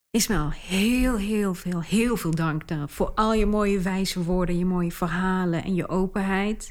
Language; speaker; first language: Dutch; early bilingual, other home language; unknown